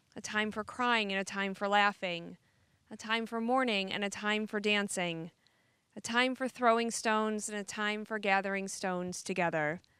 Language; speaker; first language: English; native; English